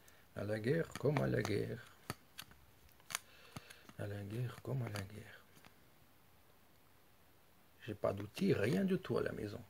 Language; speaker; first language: French; non-native, fluent; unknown